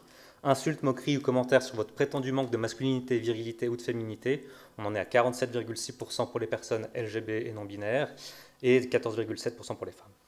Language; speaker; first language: French; native; French